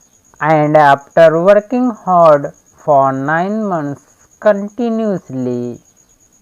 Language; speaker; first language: English; non-native, learner; Hindi